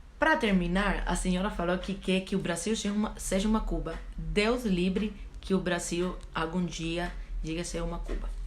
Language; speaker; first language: Portuguese; non-native, fluent; Spanish